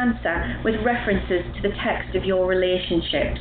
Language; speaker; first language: English; native; English